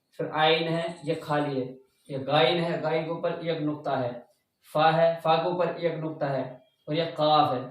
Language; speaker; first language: Hindi; native; Hindi